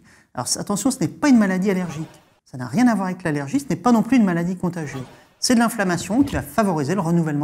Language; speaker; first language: French; native; French